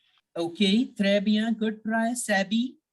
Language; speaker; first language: French; non-native, fluent; Hindi